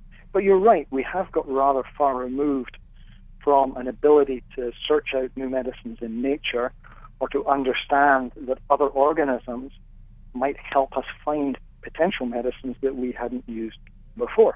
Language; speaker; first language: English; native; English